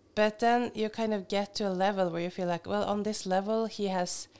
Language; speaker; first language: English; non-native, fluent; Norwegian